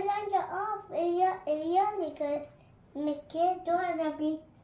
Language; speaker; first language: Swedish; early bilingual, other home language; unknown